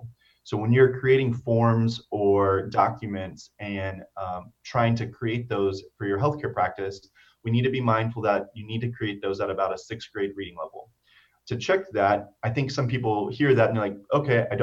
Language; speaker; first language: English; native; English